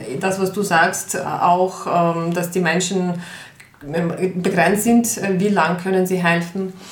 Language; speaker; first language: German; non-native, fluent; Ukrainian